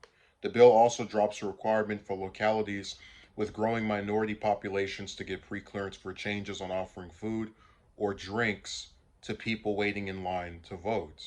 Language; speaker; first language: English; native; English